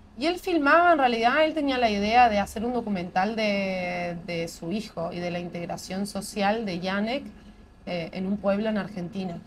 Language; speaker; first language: Spanish; native; Spanish